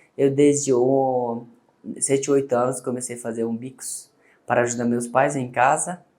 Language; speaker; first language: Portuguese; non-native, learner; Persian